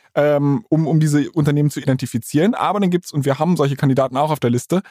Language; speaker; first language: German; native; German